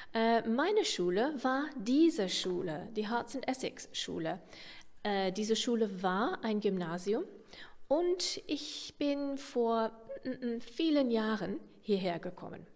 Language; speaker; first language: German; non-native, fluent; English